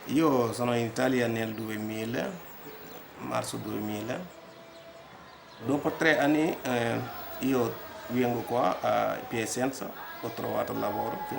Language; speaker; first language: Italian; non-native, learner; Wolof